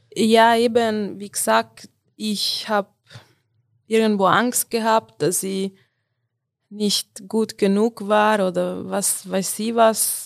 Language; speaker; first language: German; non-native, local second language; Ladin